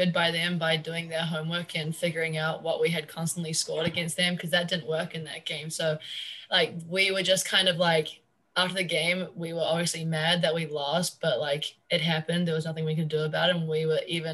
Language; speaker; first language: English; native; English